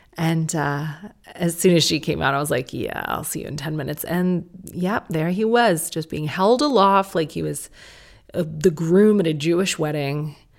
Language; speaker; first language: English; native; English